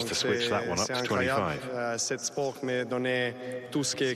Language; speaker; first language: French; non-native, learner; Serbian